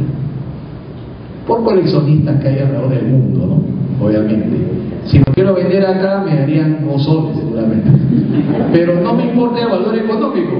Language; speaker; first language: Spanish; native; Spanish